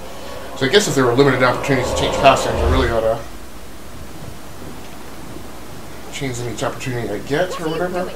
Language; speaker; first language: English; native; English